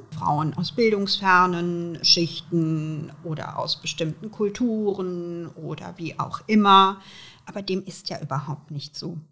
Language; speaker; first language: German; early bilingual, other home language; Serbian